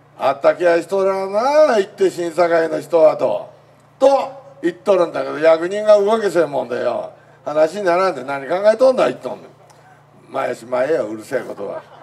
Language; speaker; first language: Japanese; native; Japanese